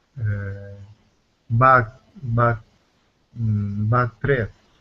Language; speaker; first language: English; non-native, learner; Spanish